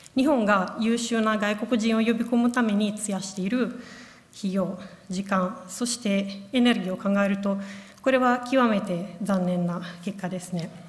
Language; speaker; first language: Japanese; non-native, fluent; Italian